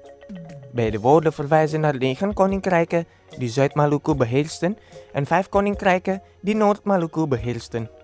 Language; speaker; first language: Dutch; non-native, fluent; Indonesian